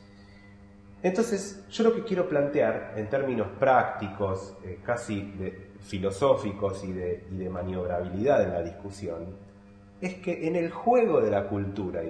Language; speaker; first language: Spanish; native; Spanish